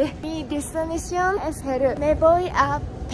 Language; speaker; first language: Spanish; non-native, learner; Japanese